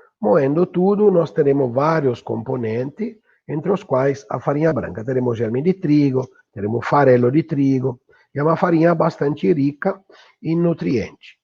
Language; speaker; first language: Portuguese; non-native, fluent; Italian